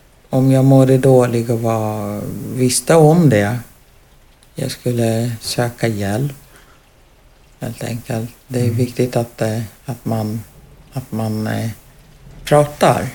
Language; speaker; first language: Swedish; non-native, fluent; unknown